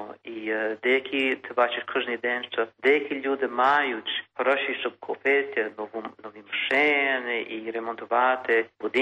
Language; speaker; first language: Ukrainian; early bilingual, heritage; Ukrainian